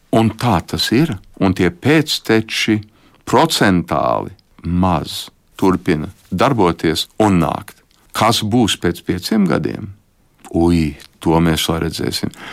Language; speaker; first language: Latvian; early bilingual, heritage; Latvian